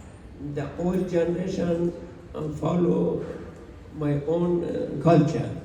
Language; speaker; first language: English; non-native, learner; Persian